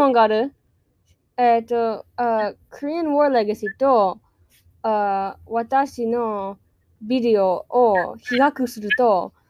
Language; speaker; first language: Japanese; non-native, learner; English